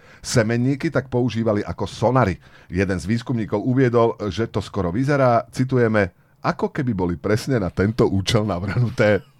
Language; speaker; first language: Slovak; native; Slovak